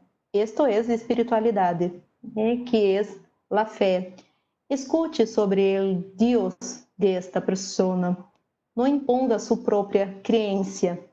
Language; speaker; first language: Spanish; non-native, learner; Portuguese